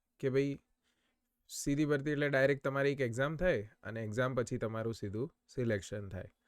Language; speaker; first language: Gujarati; native; Gujarati